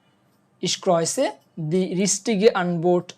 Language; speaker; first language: German; non-native, fluent; Bangla